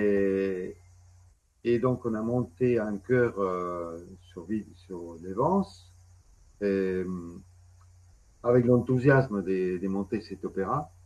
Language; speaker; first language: French; non-native, fluent; Spanish